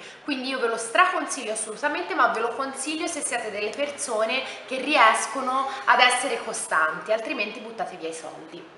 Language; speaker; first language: Italian; native; Italian